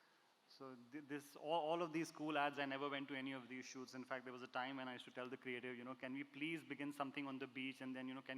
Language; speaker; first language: English; non-native, local second language; Hindi